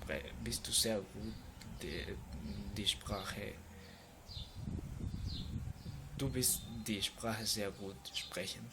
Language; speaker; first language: German; non-native, learner; Spanish